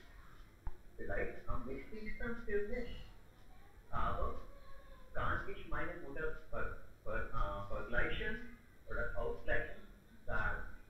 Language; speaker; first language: German; non-native, learner; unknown